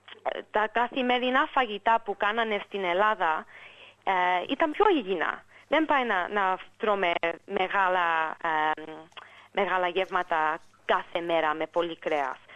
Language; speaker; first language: Greek; early bilingual, heritage; English